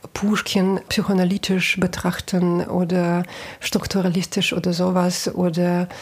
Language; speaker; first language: German; non-native, fluent; Russian